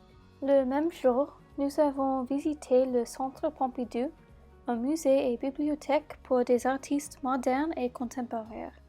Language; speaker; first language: French; non-native, learner; English